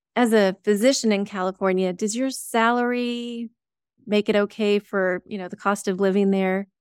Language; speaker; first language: English; native; English